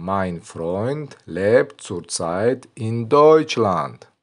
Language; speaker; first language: German; non-native, learner; Tajik